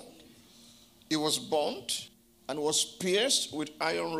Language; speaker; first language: English; non-native, local second language; Yoruba